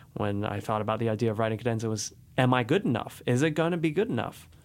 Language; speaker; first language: English; native; English